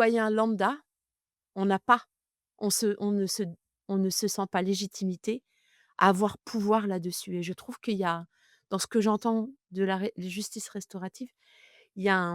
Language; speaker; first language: French; native; French